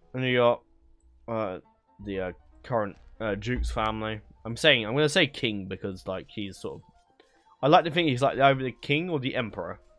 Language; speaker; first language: English; native; English